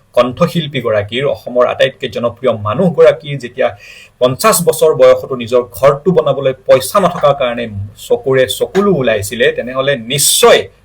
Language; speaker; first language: Assamese; native; Assamese